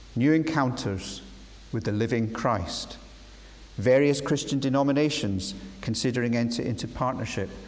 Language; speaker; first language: English; native; English